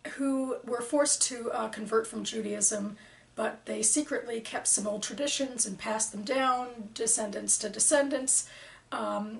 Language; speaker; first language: English; native; English